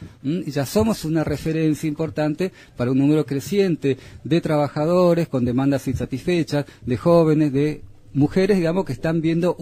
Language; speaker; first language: Spanish; native; Spanish